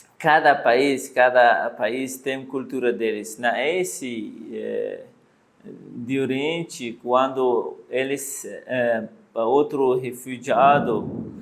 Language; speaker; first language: Portuguese; non-native, learner; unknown